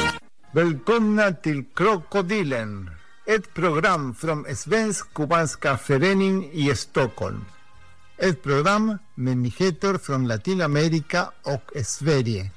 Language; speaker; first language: Swedish; non-native, fluent; Spanish